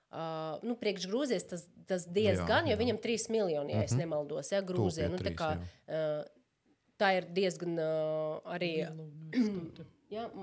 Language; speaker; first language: Latvian; non-native, local second language; Russian